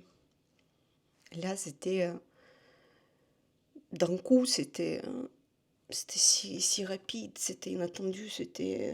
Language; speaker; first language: French; non-native, fluent; Russian